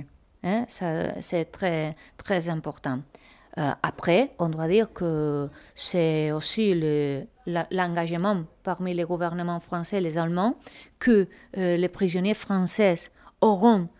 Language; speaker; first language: French; non-native, fluent; Spanish